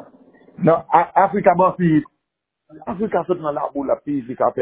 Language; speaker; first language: Spanish; non-native, learner; Haitian Creole